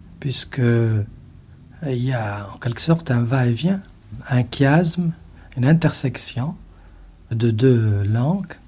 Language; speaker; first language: French; non-native, local second language; Arabic